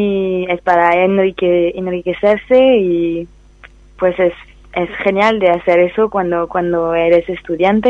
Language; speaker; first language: Spanish; non-native, fluent; French